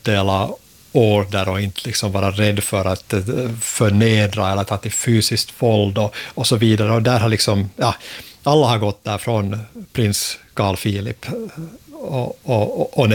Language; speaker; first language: Swedish; native; Swedish